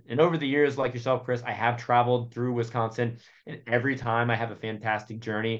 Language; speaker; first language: English; native; English